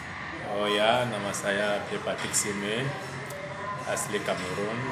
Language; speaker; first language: Indonesian; non-native, fluent; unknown